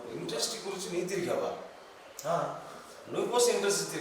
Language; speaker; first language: Telugu; non-native, learner; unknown